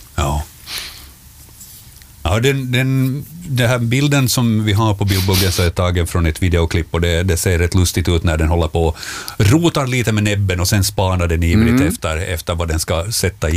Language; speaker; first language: Swedish; native; Swedish